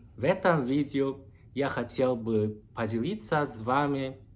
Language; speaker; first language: Russian; non-native, fluent; English